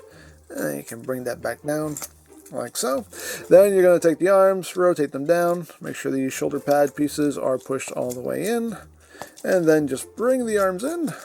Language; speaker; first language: English; native; English